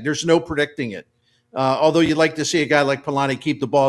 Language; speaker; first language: English; native; English